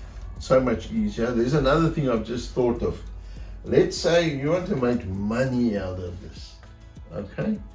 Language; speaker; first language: English; native; English